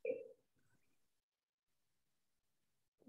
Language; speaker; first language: English; non-native, fluent; Vietnamese